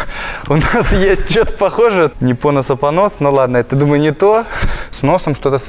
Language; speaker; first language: Russian; native; Russian